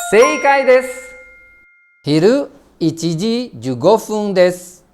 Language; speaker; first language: Japanese; non-native, fluent; Indonesian